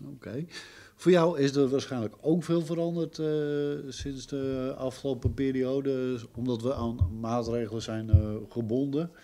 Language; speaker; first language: Dutch; native; Dutch